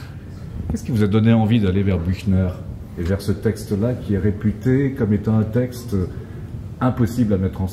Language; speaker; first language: French; native; French